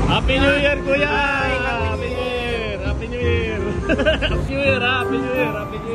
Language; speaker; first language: English; non-native, local second language; Filipino